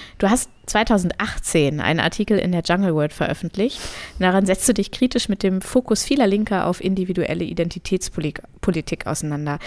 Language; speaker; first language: German; native; German